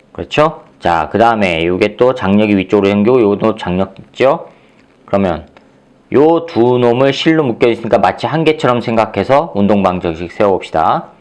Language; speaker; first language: Korean; native; Korean